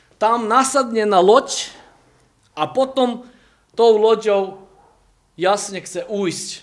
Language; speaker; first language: Slovak; native; Slovak